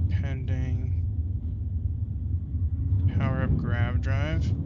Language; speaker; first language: English; native; English